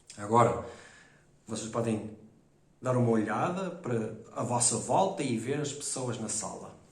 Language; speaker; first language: Portuguese; non-native, fluent; English